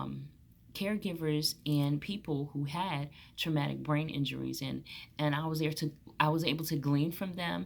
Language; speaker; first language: English; native; English